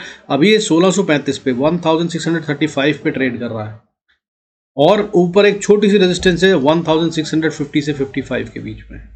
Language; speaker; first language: Hindi; native; Hindi